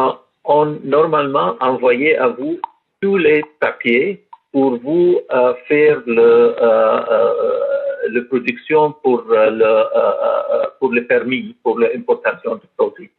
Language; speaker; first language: French; non-native, learner; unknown